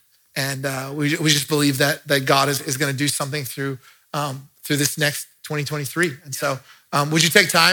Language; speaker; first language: English; native; English